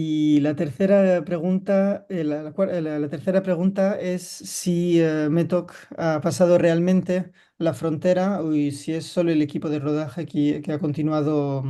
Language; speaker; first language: Spanish; non-native, fluent; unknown